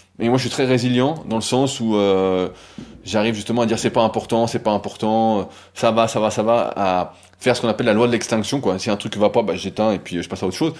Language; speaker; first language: French; native; French